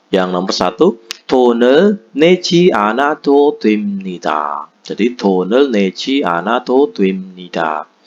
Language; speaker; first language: Korean; non-native, fluent; Indonesian